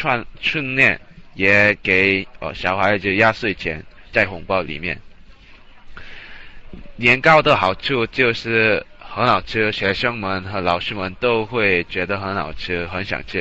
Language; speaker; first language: Chinese; non-native, learner; English